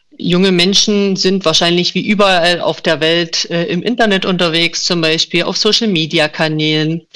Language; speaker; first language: German; non-native, local second language; Upper Sorbian